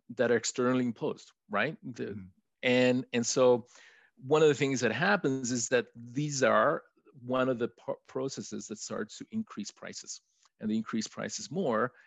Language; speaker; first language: English; non-native, fluent; Spanish